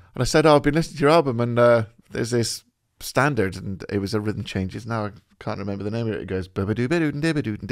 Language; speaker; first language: English; native; English